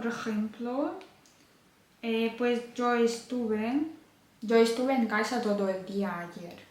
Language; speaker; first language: Spanish; non-native, fluent; Ukrainian